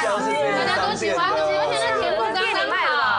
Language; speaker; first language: Chinese; native; Chinese